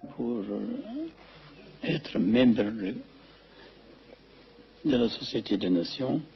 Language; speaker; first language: French; non-native, fluent; Amharic